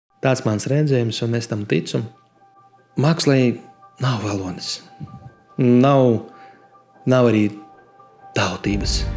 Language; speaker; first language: Latvian; non-native, local second language; Russian